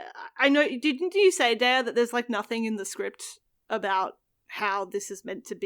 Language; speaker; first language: English; native; English